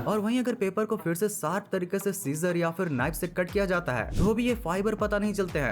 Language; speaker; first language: Hindi; native; Hindi